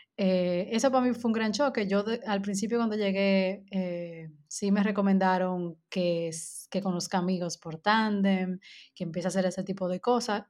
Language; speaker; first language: Spanish; native; Spanish